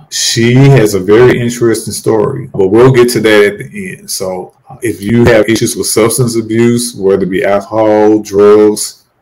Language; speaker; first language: English; native; English